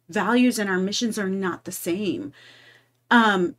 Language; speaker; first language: English; native; English